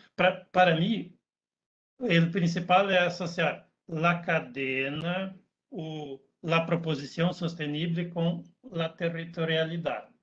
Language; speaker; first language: Spanish; non-native, learner; Portuguese